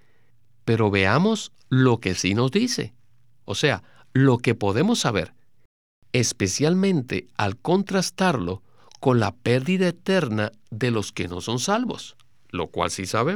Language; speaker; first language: Spanish; native; Spanish